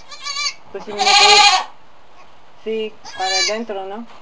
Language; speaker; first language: Spanish; non-native, learner; English